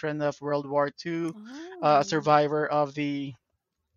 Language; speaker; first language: English; non-native, local second language; Filipino